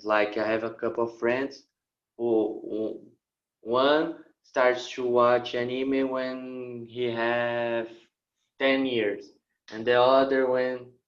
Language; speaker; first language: English; non-native, learner; Portuguese